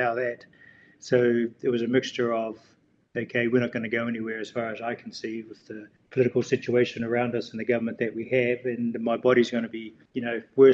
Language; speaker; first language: English; native; English